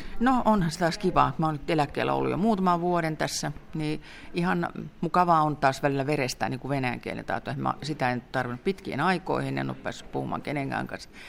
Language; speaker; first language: Finnish; native; Finnish